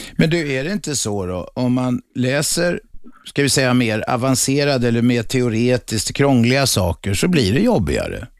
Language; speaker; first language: Swedish; native; Swedish